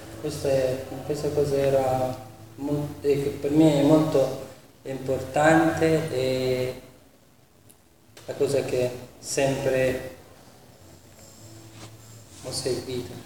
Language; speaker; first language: Italian; non-native, fluent; Persian